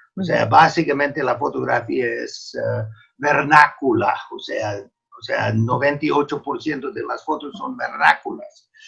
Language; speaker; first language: Spanish; non-native, fluent; English